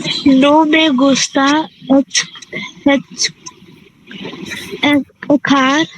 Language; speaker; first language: Spanish; non-native, learner; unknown